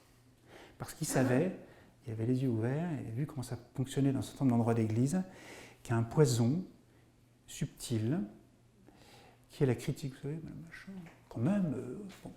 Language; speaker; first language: French; native; French